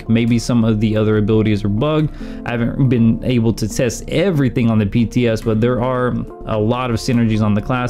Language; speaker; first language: English; native; English